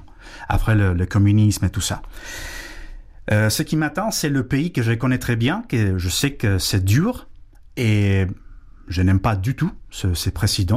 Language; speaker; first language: French; non-native, fluent; Spanish